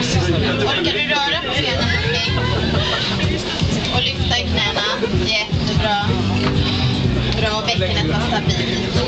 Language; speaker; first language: Swedish; native; Swedish